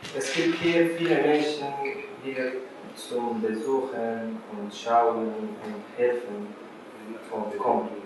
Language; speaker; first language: German; non-native, learner; Arabic